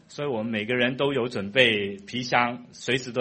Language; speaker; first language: Chinese; non-native, fluent; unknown